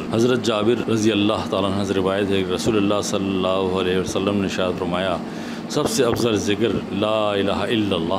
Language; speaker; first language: Urdu; native; Urdu